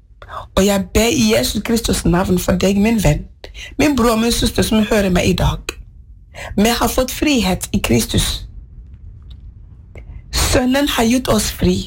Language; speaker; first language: Norwegian; non-native, fluent; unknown